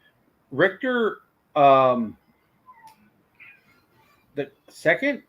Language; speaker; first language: English; native; English